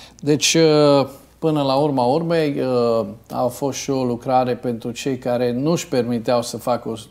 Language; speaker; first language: Romanian; native; Romanian